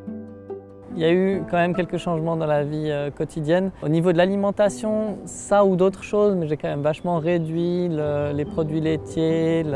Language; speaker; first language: French; native; French